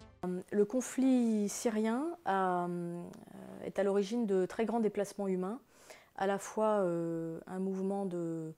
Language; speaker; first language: French; native; French